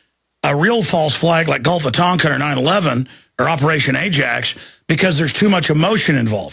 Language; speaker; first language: English; native; English